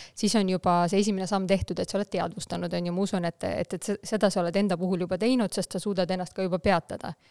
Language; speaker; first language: Estonian; non-native, local second language; Russian